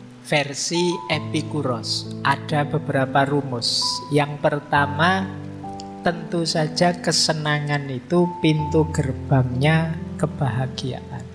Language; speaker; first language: Indonesian; native; Indonesian